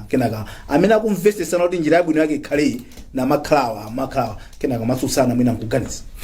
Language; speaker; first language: Nyanja; native; Nyanja